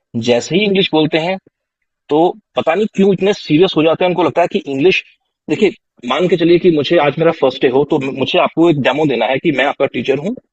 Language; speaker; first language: Hindi; non-native, local second language; Punjabi